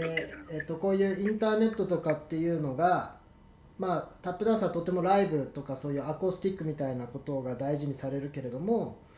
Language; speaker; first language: Japanese; native; Japanese